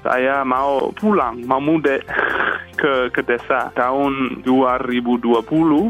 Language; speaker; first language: Indonesian; non-native, fluent; English